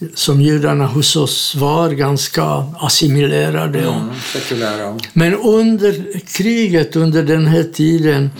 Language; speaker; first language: Swedish; non-native, fluent; Czech